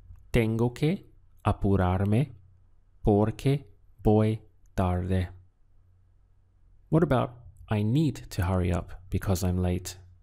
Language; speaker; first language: English; native; English